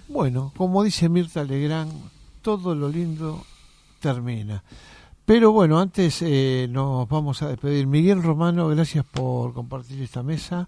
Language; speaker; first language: Spanish; native; Spanish